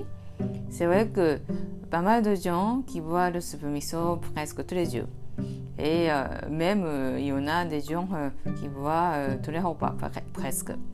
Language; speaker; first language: French; non-native, fluent; Japanese